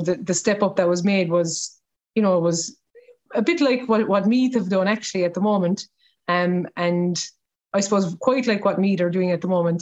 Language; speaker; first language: English; native; English